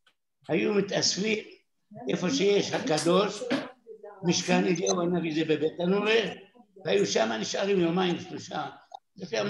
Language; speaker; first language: Hebrew; non-native, fluent; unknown